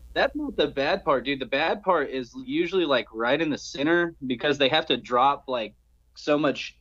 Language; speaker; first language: English; native; English